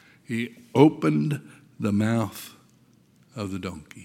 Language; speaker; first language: English; native; English